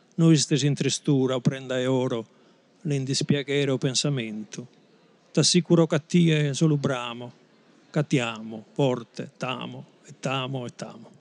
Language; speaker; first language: Italian; native; Italian